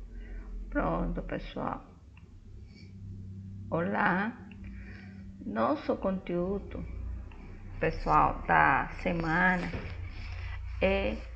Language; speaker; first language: Portuguese; non-native, fluent; Spanish